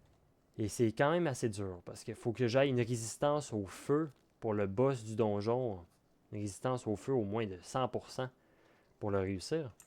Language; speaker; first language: French; native; French